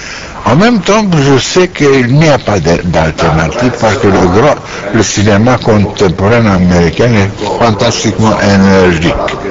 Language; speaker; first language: French; non-native, learner; Romanian